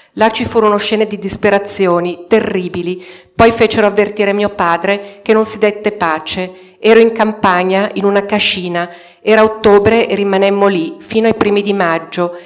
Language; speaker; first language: Italian; native; Italian